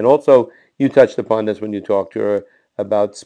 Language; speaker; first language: English; native; English